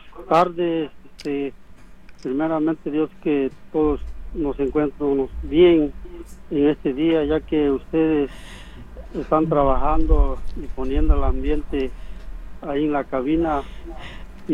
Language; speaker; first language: Spanish; native; Spanish